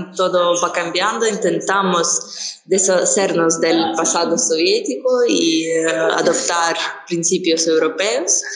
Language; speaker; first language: Spanish; non-native, fluent; Ukrainian